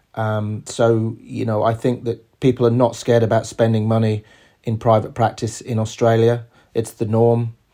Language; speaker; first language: English; native; English